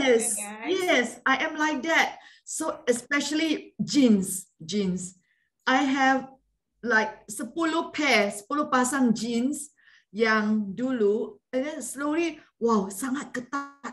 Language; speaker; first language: English; non-native, fluent; Malay